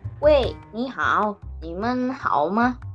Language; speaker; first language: Chinese; non-native, learner; Indonesian